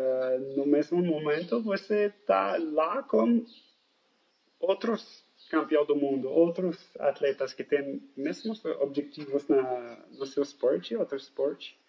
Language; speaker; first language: Portuguese; non-native, fluent; French